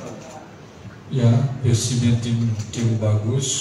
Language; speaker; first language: Indonesian; non-native, learner; Portuguese